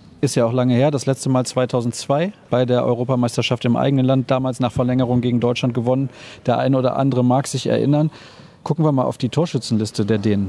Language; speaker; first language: German; native; German